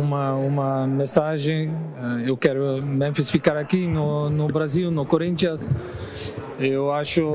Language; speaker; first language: Portuguese; non-native, learner; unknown